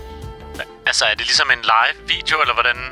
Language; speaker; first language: Danish; native; Danish